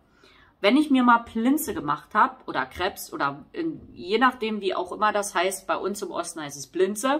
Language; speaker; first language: German; native; German